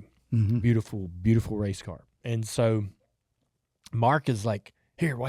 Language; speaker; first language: English; native; English